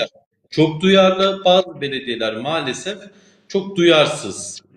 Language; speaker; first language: Turkish; native; Turkish